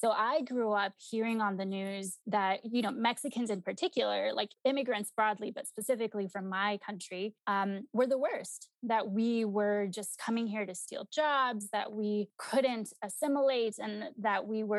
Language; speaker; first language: English; early bilingual, other home language; Spanish